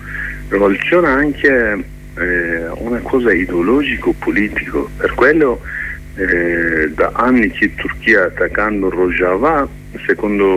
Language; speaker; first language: Italian; non-native, learner; Kurdish